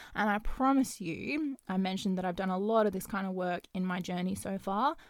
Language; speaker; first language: English; native; English